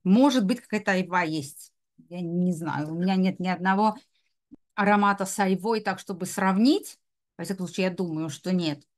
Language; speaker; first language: Russian; native; Russian